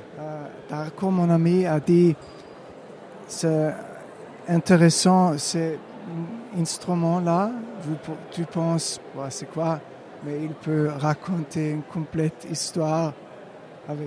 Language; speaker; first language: French; non-native, learner; German